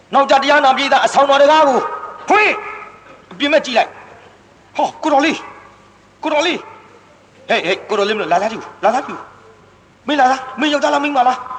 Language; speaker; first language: Burmese; native; Burmese